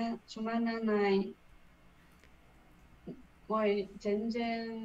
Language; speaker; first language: Japanese; non-native, learner; English